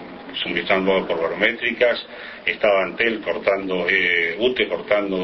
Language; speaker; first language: Spanish; native; Spanish